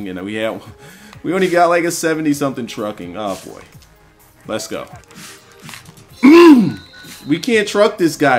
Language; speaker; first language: English; native; English